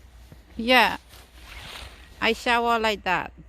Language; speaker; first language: English; non-native, fluent; Khmer